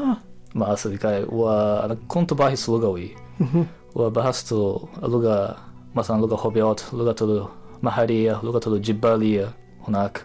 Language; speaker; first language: Arabic; non-native, fluent; Japanese